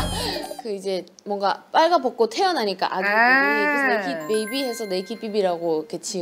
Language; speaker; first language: Korean; native; Korean